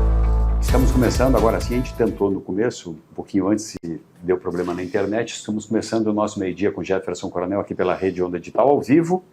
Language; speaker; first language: Portuguese; native; Portuguese